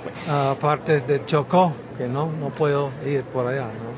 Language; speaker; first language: Spanish; non-native, fluent; English